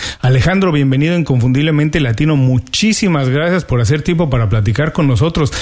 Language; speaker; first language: Spanish; native; Spanish